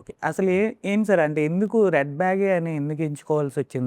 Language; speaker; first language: Telugu; native; Telugu